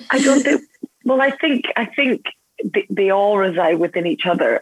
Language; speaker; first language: English; native; English